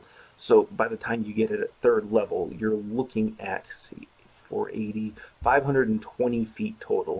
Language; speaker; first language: English; native; English